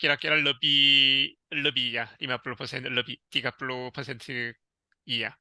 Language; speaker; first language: Indonesian; non-native, learner; Korean